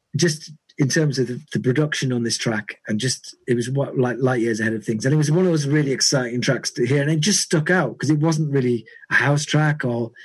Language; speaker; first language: English; native; English